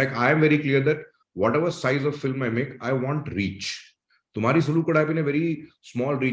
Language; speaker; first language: English; non-native, local second language; Malayalam